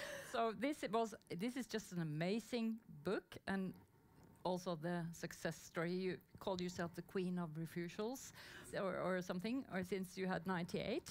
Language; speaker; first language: English; non-native, fluent; Norwegian